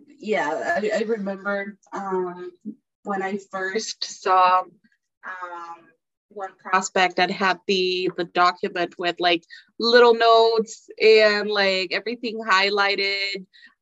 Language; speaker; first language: English; non-native, fluent; Spanish